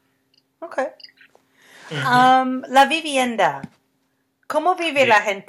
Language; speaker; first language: Spanish; non-native, fluent; English